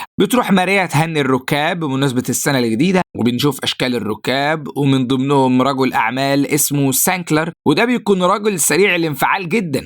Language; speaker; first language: Arabic; native; Arabic